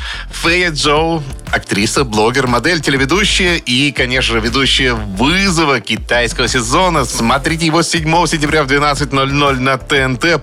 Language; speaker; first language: Russian; native; Russian